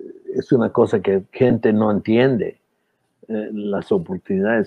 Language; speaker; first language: Spanish; early bilingual, heritage; Spanish